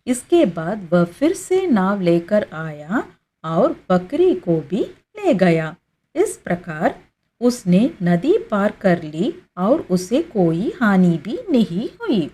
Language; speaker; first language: Hindi; non-native, local second language; Tamil